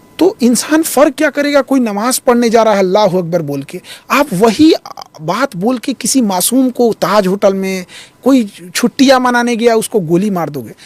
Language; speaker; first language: Hindi; native; Hindi